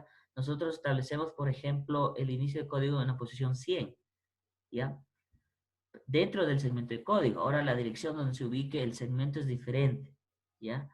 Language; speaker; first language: Spanish; native; Spanish